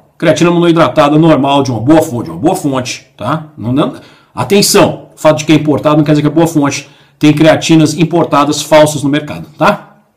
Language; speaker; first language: Portuguese; native; Portuguese